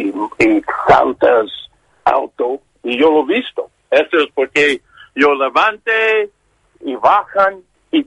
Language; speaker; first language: Spanish; non-native, learner; English